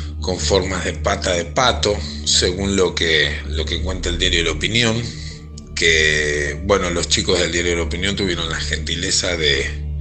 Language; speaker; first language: Spanish; native; Spanish